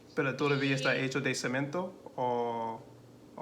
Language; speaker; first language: Spanish; non-native, learner; English